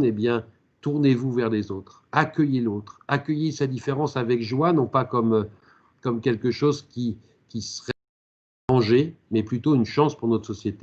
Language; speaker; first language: French; native; French